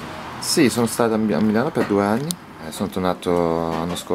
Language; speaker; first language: Italian; non-native, fluent; Turkish